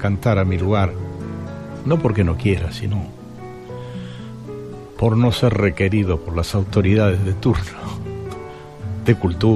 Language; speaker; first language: Spanish; native; Spanish